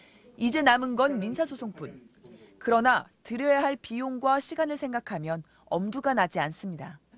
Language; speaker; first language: Korean; native; Korean